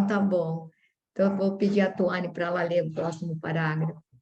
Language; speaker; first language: Portuguese; native; Portuguese